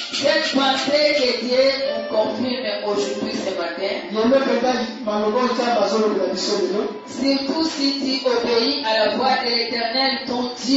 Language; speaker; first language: French; non-native, local second language; Lingala